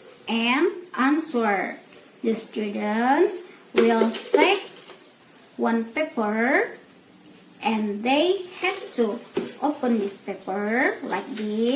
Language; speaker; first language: English; non-native, learner; Indonesian